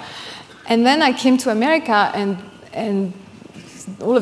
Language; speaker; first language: English; non-native, fluent; French